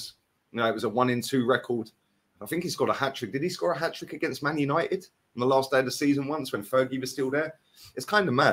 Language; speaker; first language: English; native; English